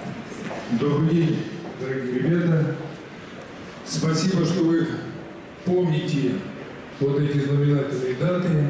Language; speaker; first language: Russian; native; Russian